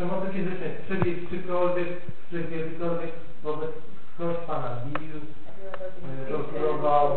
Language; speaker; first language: Polish; native; Polish